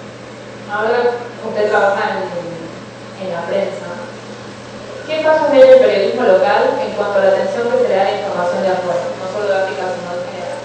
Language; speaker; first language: Spanish; native; Spanish